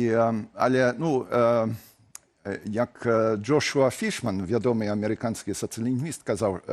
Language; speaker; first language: Belarusian; non-native, fluent; English